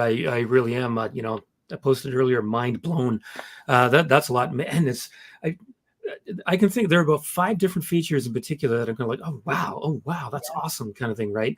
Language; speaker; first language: English; native; English